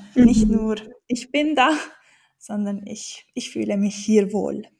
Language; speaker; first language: German; native; German